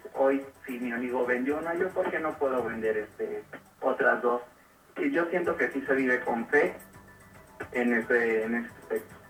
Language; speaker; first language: Spanish; native; Spanish